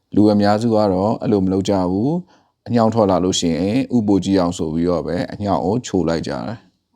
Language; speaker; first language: Burmese; native; Burmese